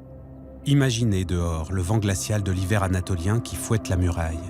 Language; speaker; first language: French; native; French